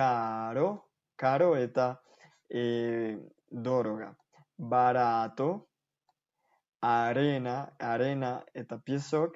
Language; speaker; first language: Russian; non-native, fluent; Spanish